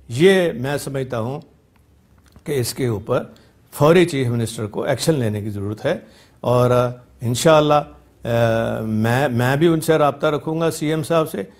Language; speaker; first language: Urdu; non-native, local second language; Punjabi